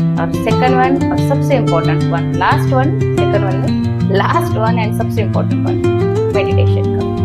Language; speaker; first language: Hindi; non-native, local second language; Marathi